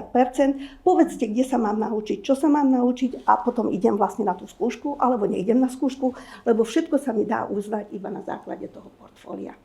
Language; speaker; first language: Slovak; native; Slovak